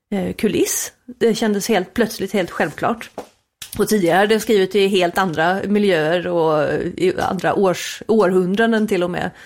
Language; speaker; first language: Swedish; native; Swedish